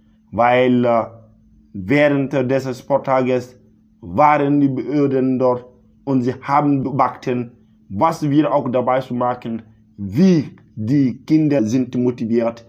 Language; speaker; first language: German; non-native, learner; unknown